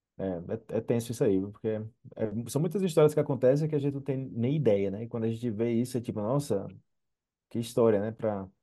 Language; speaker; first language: Portuguese; native; Portuguese